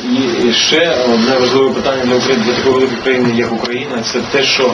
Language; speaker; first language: Ukrainian; native; Ukrainian